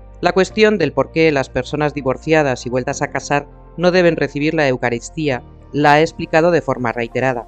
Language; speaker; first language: Spanish; native; Spanish